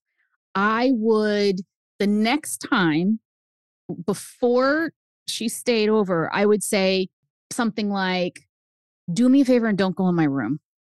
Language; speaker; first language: English; early bilingual, other home language; Spanish